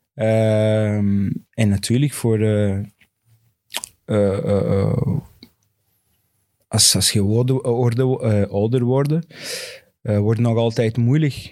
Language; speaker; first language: Dutch; non-native, fluent; Portuguese